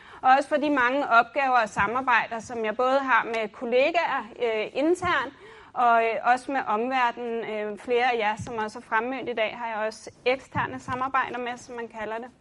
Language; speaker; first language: Danish; native; Danish